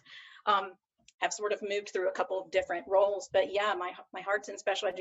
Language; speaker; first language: English; native; English